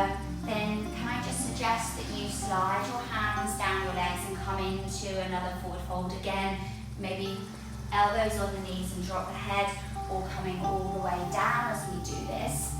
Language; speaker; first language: English; native; English